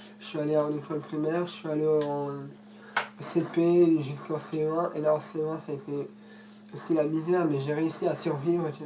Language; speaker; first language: French; early bilingual, other home language; Russian